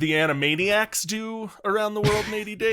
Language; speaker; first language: English; native; English